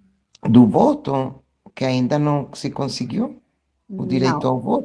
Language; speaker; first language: Portuguese; non-native, fluent; Spanish